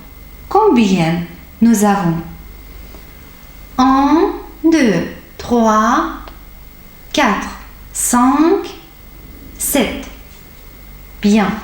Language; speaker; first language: French; non-native, fluent; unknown